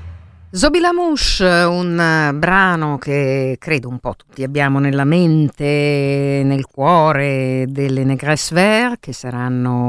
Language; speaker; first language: Italian; native; Italian